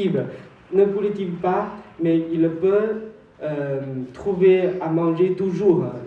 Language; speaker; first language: French; non-native, learner; Chinese